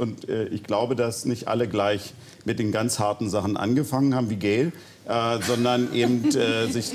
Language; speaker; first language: German; native; German